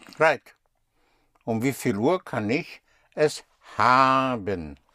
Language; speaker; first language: German; non-native, learner; English